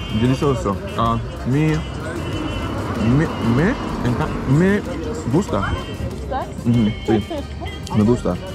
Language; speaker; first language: Spanish; non-native, learner; English